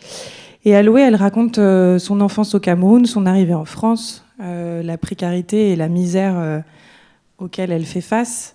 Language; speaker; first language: French; native; French